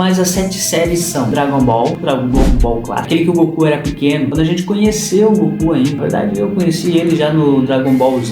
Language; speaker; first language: Portuguese; native; Portuguese